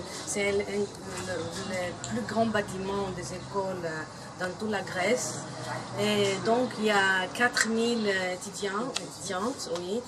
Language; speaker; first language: French; non-native, fluent; Greek